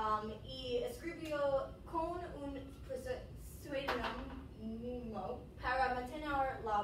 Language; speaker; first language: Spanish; non-native, learner; English